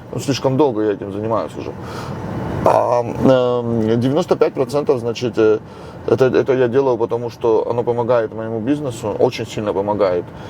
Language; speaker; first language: Russian; non-native, local second language; Georgian